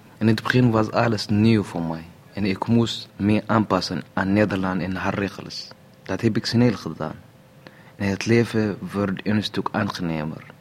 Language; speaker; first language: Dutch; non-native, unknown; Amharic